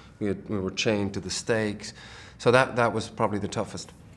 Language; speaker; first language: English; native; English